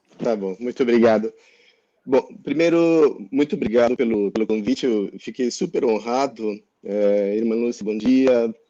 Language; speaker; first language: Portuguese; non-native, fluent; Spanish